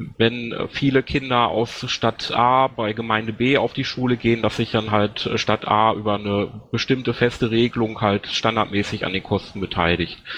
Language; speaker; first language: German; native; German